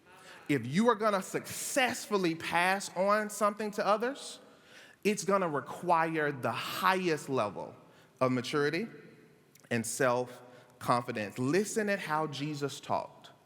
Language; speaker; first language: English; native; English